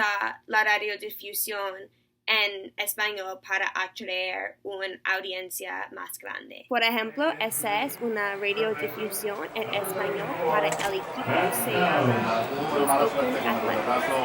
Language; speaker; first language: Spanish; non-native, learner; English